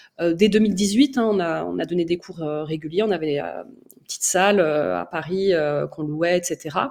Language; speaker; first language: French; native; French